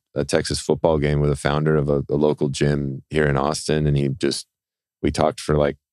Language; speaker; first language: English; native; English